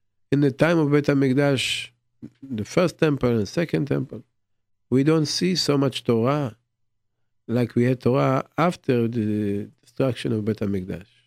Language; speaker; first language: English; non-native, fluent; Hebrew